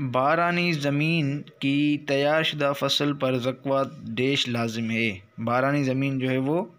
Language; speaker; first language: Urdu; non-native, local second language; Sindhi